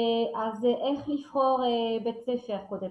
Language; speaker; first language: Hebrew; non-native, fluent; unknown